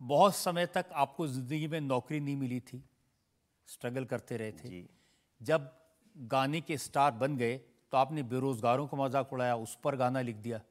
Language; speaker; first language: Hindi; native; Hindi